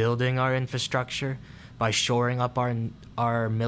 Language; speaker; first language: English; non-native, local second language; Filipino